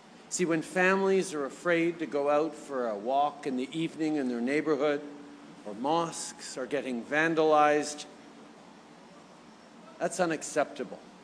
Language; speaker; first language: English; early bilingual, other home language; French